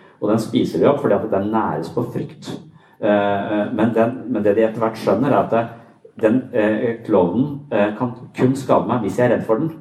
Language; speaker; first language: Norwegian; native; Norwegian